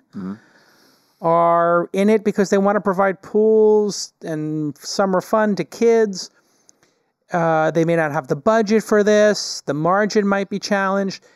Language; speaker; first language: English; native; English